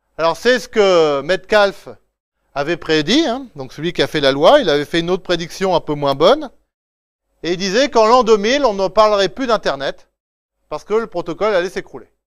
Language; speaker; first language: French; native; French